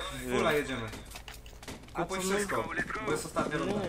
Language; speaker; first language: Polish; native; Polish